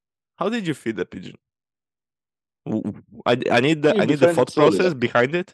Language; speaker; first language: English; non-native, fluent; Polish